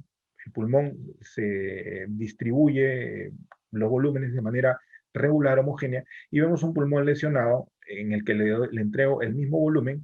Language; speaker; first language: Spanish; native; Spanish